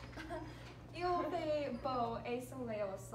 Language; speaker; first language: French; non-native, learner; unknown